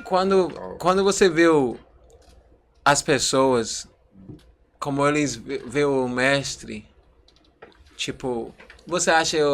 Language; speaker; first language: Portuguese; non-native, learner; English